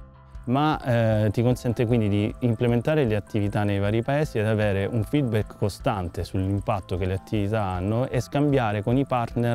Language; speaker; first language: Italian; native; Italian